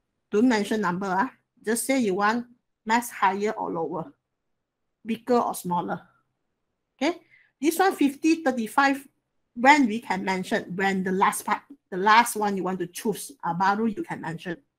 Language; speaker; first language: English; non-native, local second language; Chinese